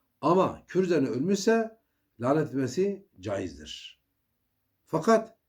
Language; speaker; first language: Turkish; native; Turkish